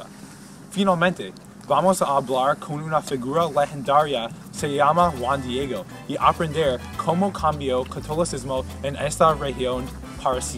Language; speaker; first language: Spanish; non-native, learner; English